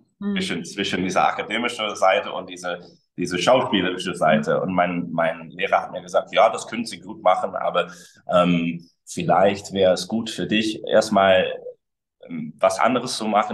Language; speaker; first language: German; early bilingual, other home language; English